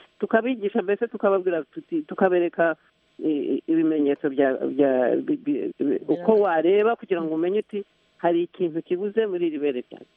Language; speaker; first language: Kinyarwanda; early bilingual, heritage; Kinyarwanda